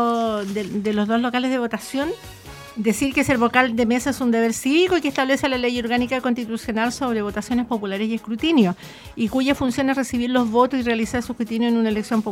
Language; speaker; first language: Spanish; native; Spanish